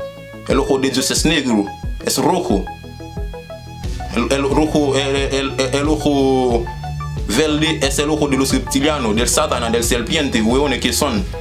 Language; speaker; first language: Spanish; non-native, fluent; Haitian Creole